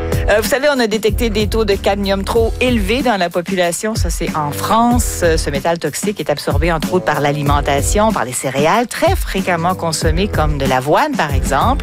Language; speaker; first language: French; native; French